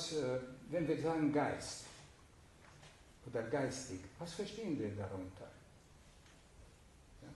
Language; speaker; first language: German; non-native, fluent; Hungarian